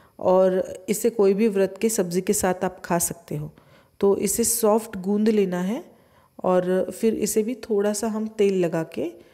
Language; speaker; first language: Hindi; non-native, local second language; Marathi